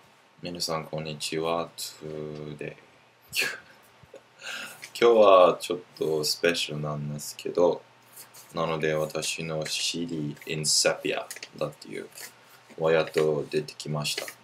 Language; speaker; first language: Japanese; non-native, learner; English